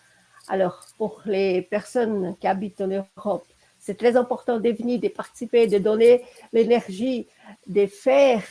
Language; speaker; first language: French; non-native, fluent; Portuguese